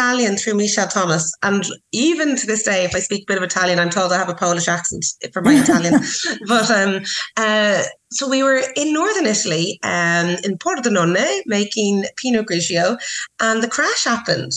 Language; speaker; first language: English; native; English